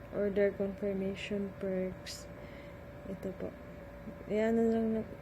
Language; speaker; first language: Filipino; non-native, local second language; Cebuano